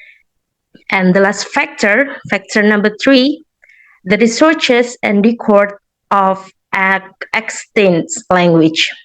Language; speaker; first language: English; non-native, learner; Indonesian